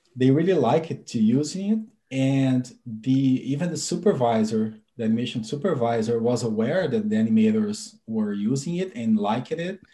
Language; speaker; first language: English; non-native, fluent; Portuguese